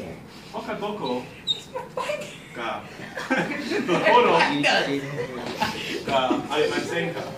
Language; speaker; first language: Japanese; non-native, learner; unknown